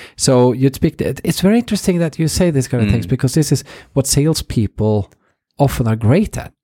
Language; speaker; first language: English; non-native, fluent; Norwegian